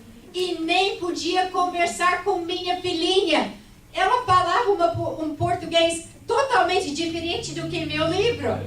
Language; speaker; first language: Portuguese; non-native, fluent; English